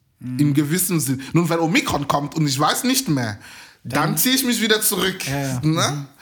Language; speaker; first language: German; non-native, fluent; French